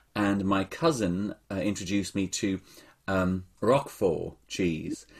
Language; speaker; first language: English; native; English